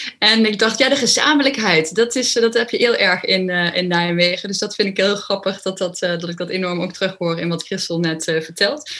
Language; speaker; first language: Dutch; native; Dutch